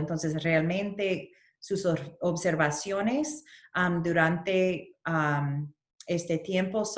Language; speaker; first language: Spanish; early bilingual, heritage; Spanish